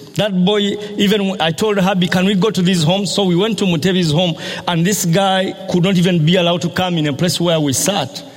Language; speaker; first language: English; non-native, local second language; Ganda